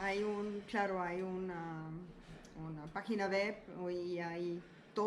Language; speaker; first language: Spanish; non-native, learner; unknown